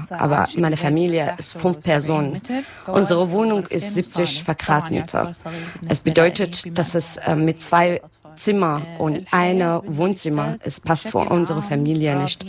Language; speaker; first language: German; non-native, learner; Arabic